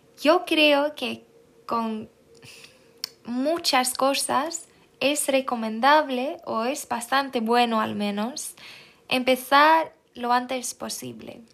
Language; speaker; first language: Spanish; non-native, fluent; Swedish